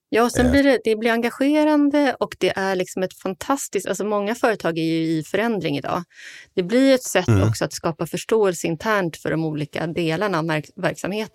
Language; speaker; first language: Swedish; native; Swedish